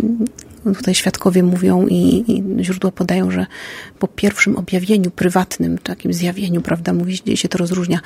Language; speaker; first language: Polish; native; Polish